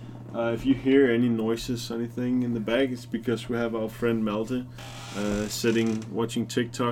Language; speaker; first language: English; non-native, fluent; Danish